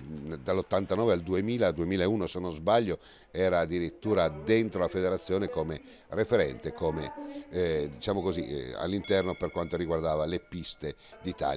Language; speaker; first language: Italian; native; Italian